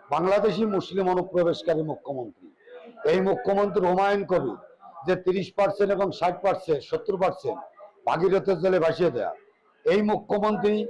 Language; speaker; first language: Bangla; native; Bangla